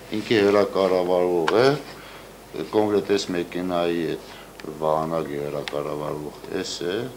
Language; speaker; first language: Armenian; native; Armenian